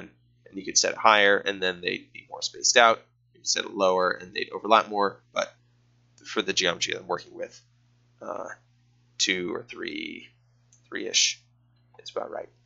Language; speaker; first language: English; native; English